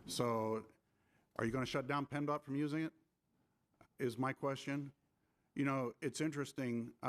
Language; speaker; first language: English; native; English